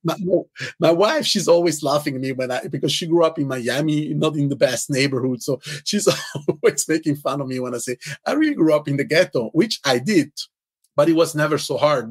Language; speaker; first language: English; non-native, fluent; Italian